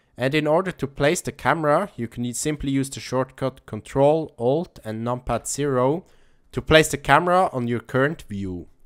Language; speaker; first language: English; non-native, fluent; German